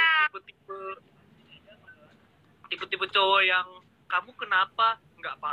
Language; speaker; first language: Indonesian; native; Indonesian